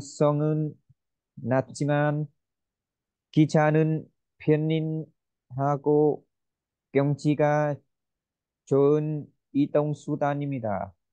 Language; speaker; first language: Korean; non-native, learner; Vietnamese